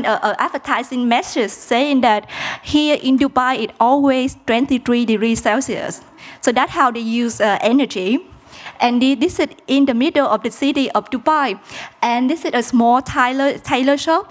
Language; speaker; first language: English; non-native, fluent; Vietnamese